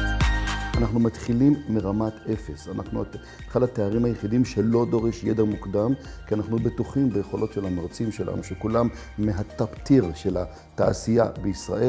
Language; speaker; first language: Hebrew; native; Hebrew